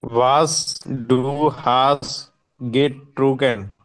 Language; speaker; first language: German; non-native, learner; Bangla